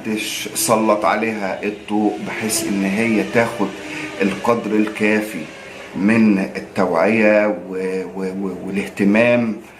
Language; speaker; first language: Arabic; native; Arabic